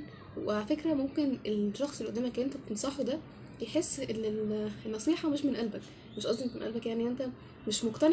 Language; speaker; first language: Arabic; native; Arabic